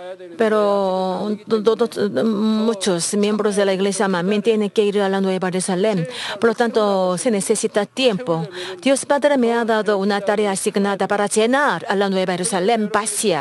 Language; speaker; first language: Spanish; non-native, learner; Korean